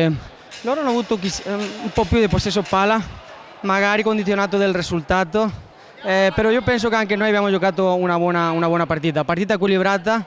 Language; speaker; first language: Italian; non-native, fluent; Spanish